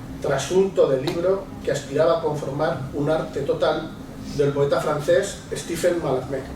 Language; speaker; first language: Spanish; native; Spanish